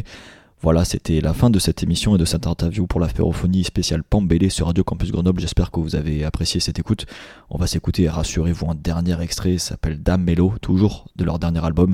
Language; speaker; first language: French; native; French